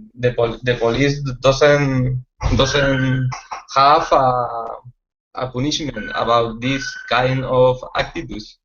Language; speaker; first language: English; non-native, learner; Spanish